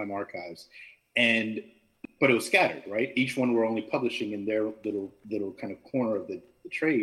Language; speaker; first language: English; native; English